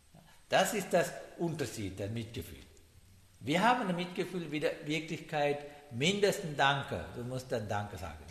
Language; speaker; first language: German; non-native, learner; Sinhala